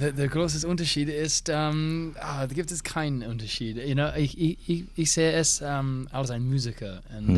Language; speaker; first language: German; non-native, learner; English